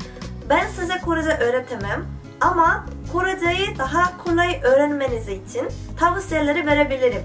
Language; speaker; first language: Turkish; non-native, fluent; Korean